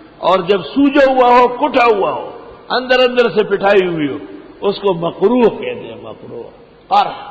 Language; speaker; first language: Urdu; non-native, local second language; Pashto